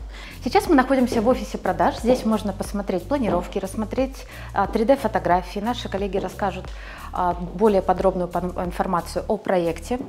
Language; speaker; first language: Russian; native; Russian